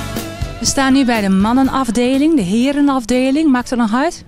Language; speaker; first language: Dutch; native; Dutch